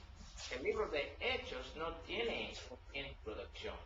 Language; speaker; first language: Spanish; non-native, learner; English